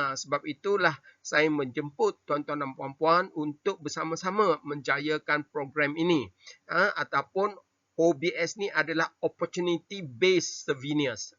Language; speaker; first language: Malay; non-native, local second language; Chinese